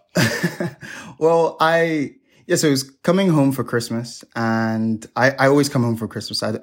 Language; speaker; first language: English; native; English